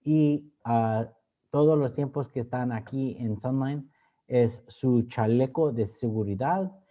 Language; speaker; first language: Spanish; early bilingual, other home language; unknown